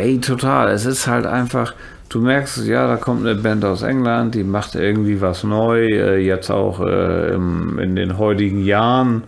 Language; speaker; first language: German; native; German